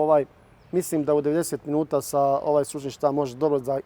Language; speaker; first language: Bosnian; native; Bosnian